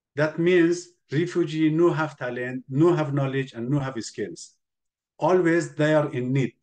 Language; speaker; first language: English; non-native, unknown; Persian